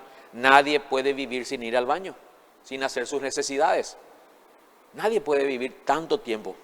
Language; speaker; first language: Spanish; native; Spanish